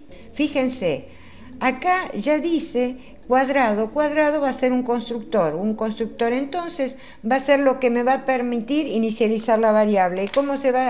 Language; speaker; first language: Spanish; native; Spanish